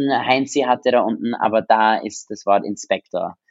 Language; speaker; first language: German; non-native, local second language; English